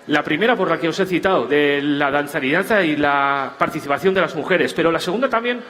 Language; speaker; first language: Spanish; native; Spanish